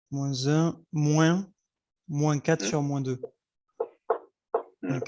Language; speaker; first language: French; native; French